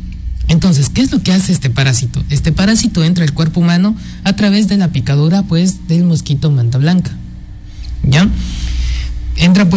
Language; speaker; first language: Spanish; native; Spanish